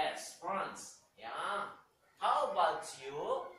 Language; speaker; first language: English; non-native, learner; Indonesian